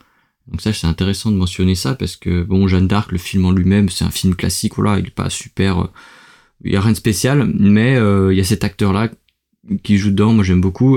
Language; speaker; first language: French; native; French